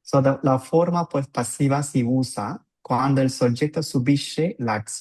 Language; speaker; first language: Italian; non-native, fluent; Tamil